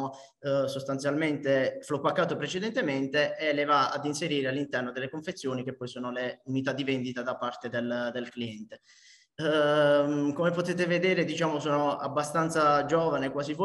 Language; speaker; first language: Italian; native; Italian